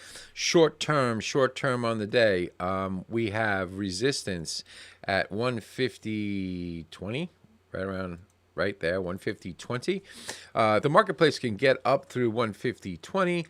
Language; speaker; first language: English; native; English